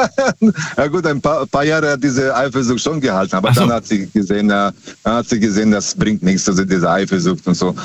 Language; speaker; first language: German; non-native, fluent; Serbian